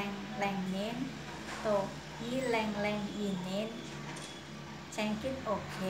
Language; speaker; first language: Cantonese; non-native, learner; Indonesian